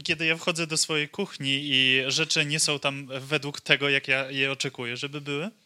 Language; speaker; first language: Polish; non-native, learner; English